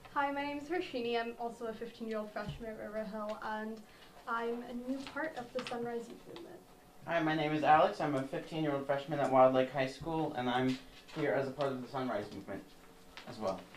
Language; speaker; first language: English; native; English